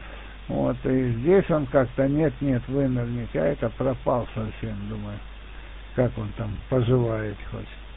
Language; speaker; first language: Russian; native; Russian